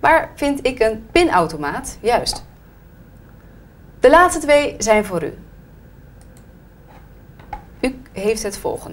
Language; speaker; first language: Dutch; native; Dutch